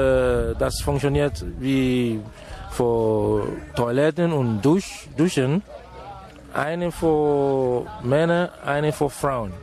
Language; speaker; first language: German; non-native, fluent; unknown